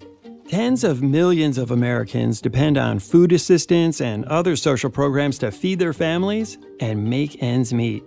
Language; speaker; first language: English; native; English